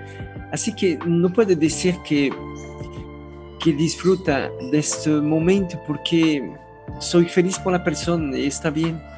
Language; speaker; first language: Spanish; non-native, learner; French